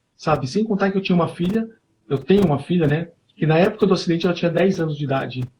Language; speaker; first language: Portuguese; native; Portuguese